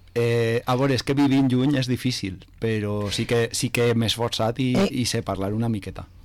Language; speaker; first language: Catalan; non-native, local second language; Spanish